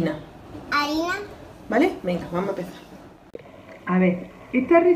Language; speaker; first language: Spanish; native; Spanish